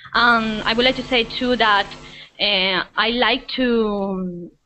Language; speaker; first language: English; non-native, fluent; Spanish